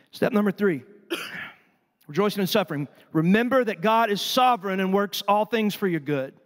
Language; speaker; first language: English; native; English